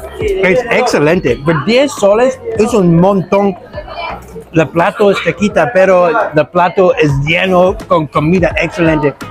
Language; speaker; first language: Spanish; non-native, learner; English